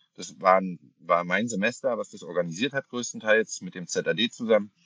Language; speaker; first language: German; native; German